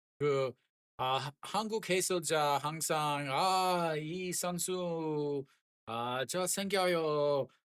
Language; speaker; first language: Korean; non-native, learner; English